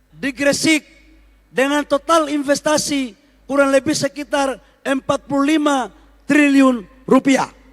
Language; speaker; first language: Indonesian; native; Indonesian